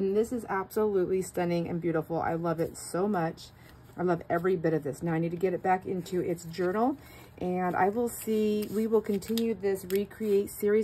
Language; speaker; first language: English; native; English